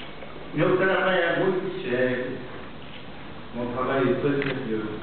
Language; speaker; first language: French; non-native, fluent; Portuguese